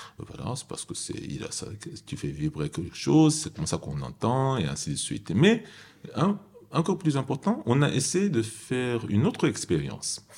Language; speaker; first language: French; non-native, fluent; Japanese